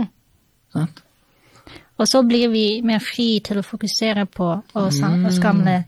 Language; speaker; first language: Norwegian; non-native, fluent; English